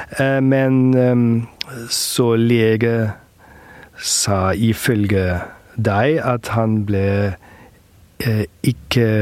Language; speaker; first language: Norwegian; early bilingual, heritage; German